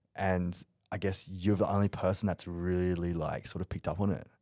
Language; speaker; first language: English; early bilingual, other home language; Malay